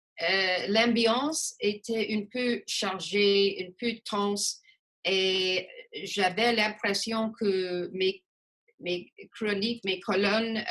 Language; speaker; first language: French; non-native, local second language; English